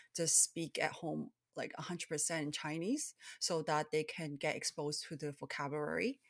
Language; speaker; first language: English; early bilingual, other home language; Cantonese